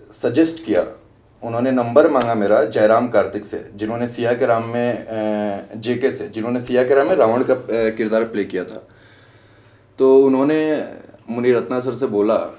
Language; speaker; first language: Hindi; native; Hindi